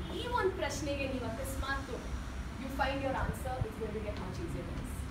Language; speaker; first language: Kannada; non-native, local second language; Tamil